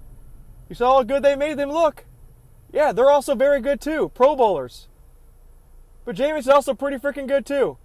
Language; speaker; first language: English; native; English